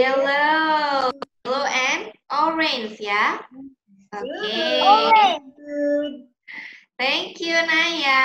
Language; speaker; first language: English; non-native, learner; Indonesian